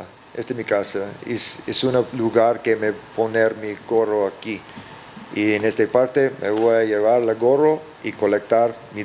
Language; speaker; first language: Spanish; early bilingual, heritage; English